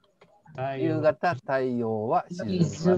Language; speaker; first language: Japanese; native; Japanese